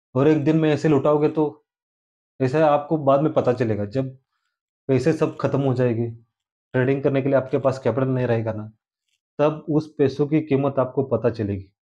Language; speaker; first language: Hindi; non-native, local second language; Marathi